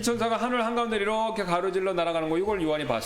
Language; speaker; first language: Korean; native; Korean